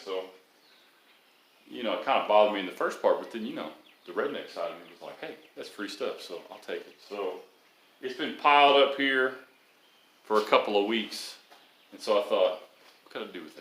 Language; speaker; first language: English; native; English